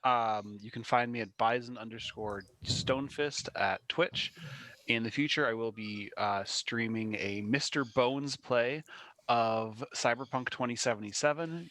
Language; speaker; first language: English; native; English